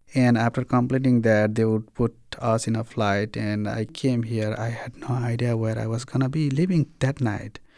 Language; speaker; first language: English; non-native, local second language; Nepali